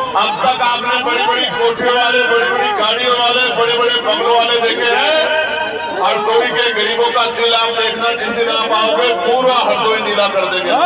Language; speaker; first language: Hindi; native; Hindi